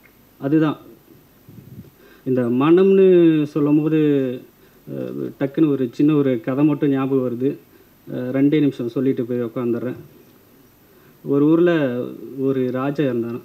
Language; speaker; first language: Tamil; native; Tamil